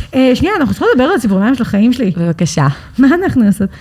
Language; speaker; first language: Hebrew; early bilingual, other home language; English